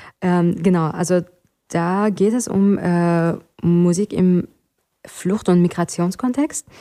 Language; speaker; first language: German; non-native, fluent; Persian